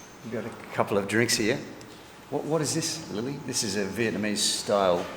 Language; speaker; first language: English; native; English